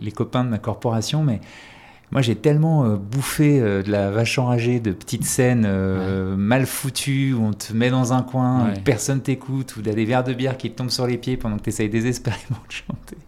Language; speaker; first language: French; native; French